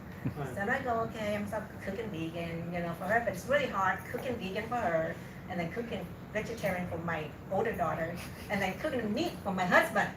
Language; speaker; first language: English; non-native, learner; Vietnamese